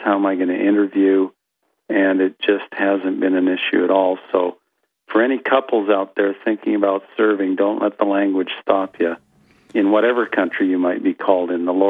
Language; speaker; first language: English; native; English